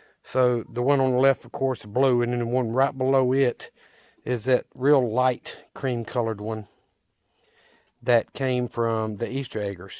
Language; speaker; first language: English; native; English